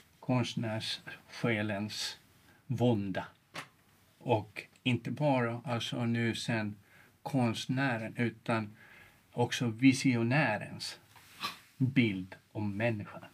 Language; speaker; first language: Swedish; non-native, local second language; Finnish